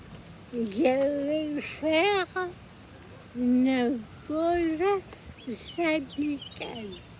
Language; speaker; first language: French; non-native, learner; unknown